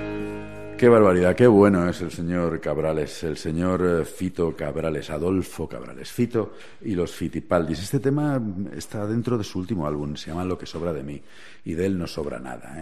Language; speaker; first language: Spanish; native; Spanish